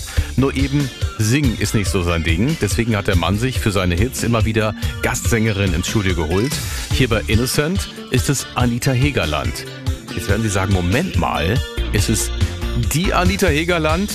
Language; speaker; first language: German; native; German